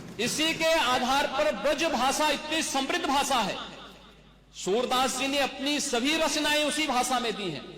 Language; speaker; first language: Hindi; native; Hindi